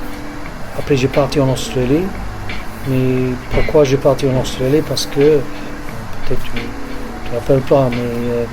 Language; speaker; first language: French; non-native, fluent; English